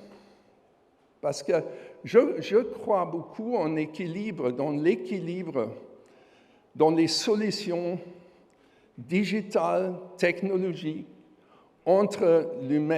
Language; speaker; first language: French; non-native, fluent; German